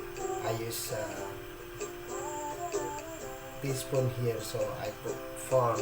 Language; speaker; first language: English; non-native, learner; Indonesian